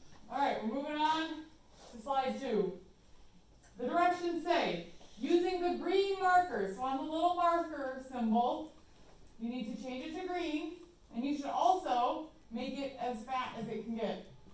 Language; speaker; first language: English; native; English